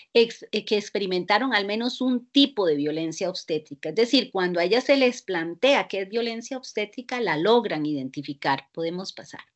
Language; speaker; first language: Spanish; native; Spanish